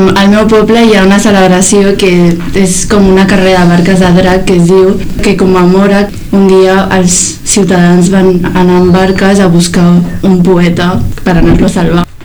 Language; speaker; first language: Catalan; early bilingual, other home language; Chinese